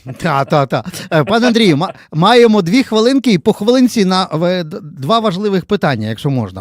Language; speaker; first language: Ukrainian; native; Ukrainian